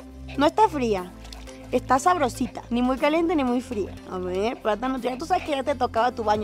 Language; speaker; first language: Spanish; native; Spanish